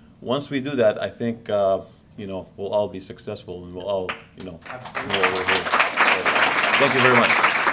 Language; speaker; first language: English; non-native, fluent; Assyrian Neo-Aramaic